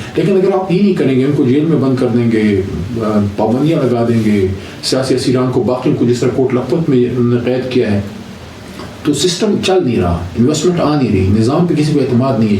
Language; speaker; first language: Urdu; non-native, local second language; Pashto